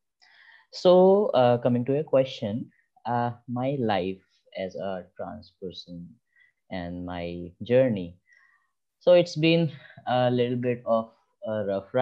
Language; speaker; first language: English; non-native, local second language; Hindi